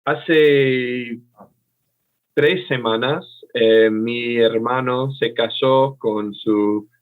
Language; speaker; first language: Spanish; non-native, fluent; English